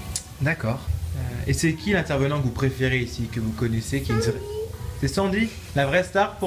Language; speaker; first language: French; native; French